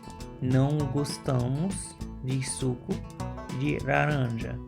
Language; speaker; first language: Portuguese; non-native, fluent; Haitian Creole